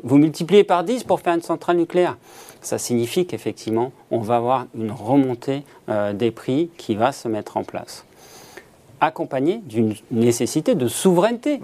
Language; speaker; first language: French; native; French